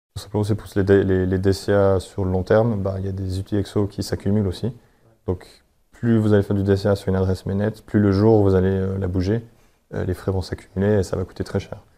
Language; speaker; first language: French; native; French